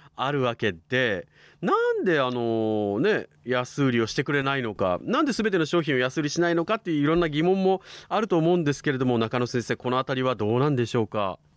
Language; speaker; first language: Japanese; native; Japanese